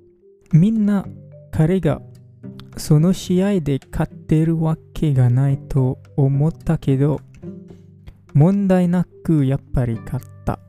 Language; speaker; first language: Japanese; non-native, fluent; English